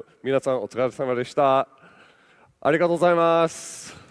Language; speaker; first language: Japanese; non-native, local second language; English